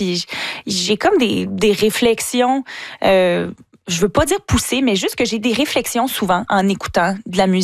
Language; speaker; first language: French; native; French